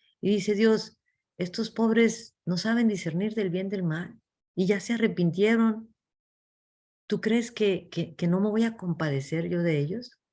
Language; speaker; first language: Spanish; early bilingual, heritage; English